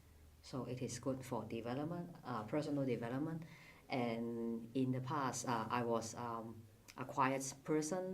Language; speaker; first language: English; non-native, fluent; Cantonese